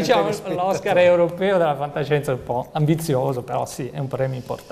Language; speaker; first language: Italian; native; Italian